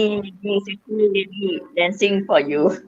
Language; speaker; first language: English; non-native, learner; Thai